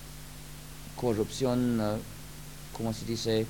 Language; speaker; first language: Spanish; non-native, fluent; English